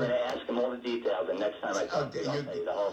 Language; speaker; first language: English; native; English